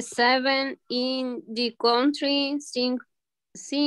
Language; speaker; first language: English; non-native, learner; Spanish